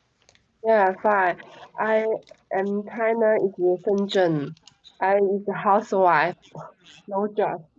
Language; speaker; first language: English; non-native, learner; Chinese